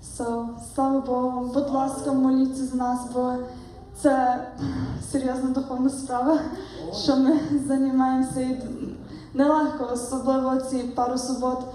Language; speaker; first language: Ukrainian; early bilingual, heritage; Ukrainian